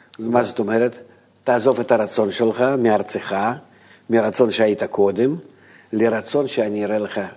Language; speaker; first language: Hebrew; non-native, fluent; Russian